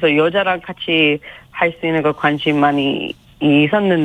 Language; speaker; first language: Korean; non-native, fluent; English